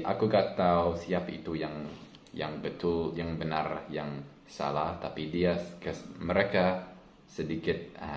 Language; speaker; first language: Indonesian; non-native, learner; English